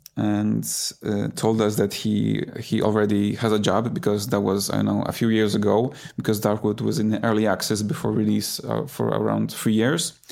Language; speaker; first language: English; non-native, fluent; Polish